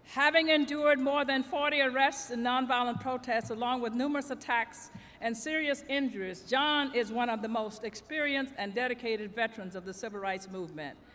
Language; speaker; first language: English; native; English